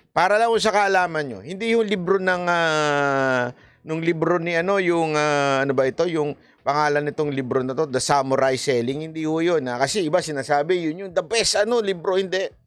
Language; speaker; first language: Filipino; native; Filipino